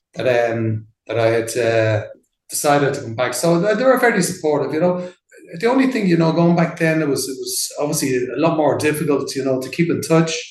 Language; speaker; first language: English; native; English